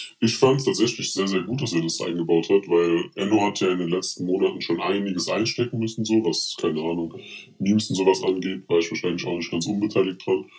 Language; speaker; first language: German; early bilingual, other home language; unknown